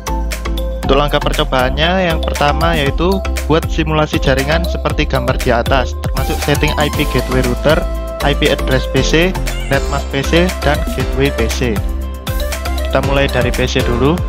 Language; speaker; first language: Indonesian; native; Indonesian